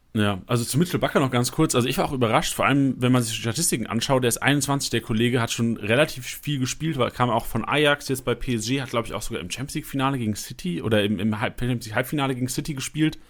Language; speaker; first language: German; native; German